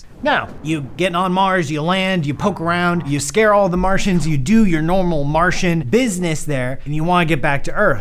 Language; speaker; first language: English; native; English